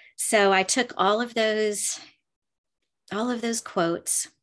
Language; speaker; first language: English; native; English